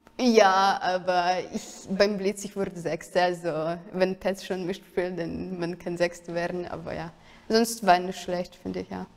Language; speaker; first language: German; non-native, fluent; Russian